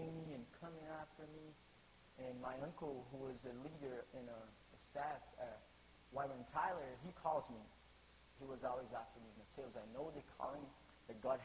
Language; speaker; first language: English; non-native, fluent; Portuguese